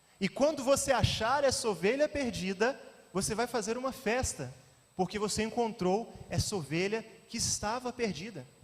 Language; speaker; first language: Portuguese; native; Portuguese